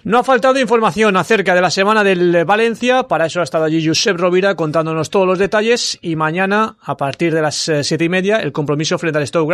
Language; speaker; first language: Spanish; native; Spanish